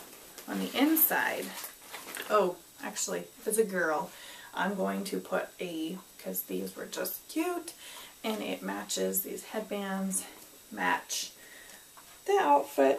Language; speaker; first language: English; native; English